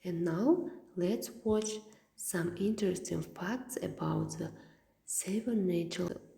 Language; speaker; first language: English; non-native, fluent; Kazakh